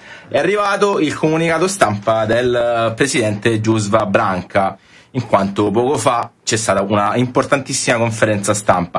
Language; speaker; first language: Italian; native; Italian